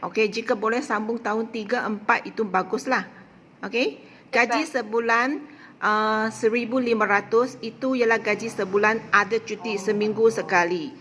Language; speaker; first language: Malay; non-native, local second language; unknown